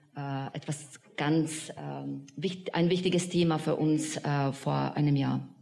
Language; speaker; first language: German; non-native, fluent; Czech